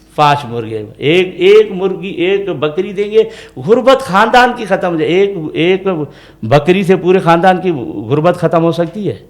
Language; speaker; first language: Urdu; non-native, local second language; Sindhi